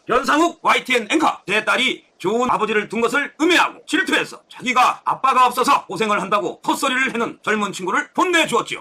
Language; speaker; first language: Korean; native; Korean